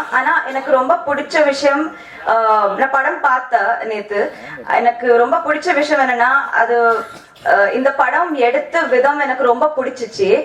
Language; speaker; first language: Tamil; non-native, learner; Telugu